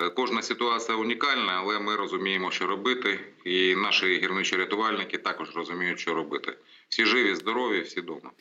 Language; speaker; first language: Ukrainian; non-native, local second language; Russian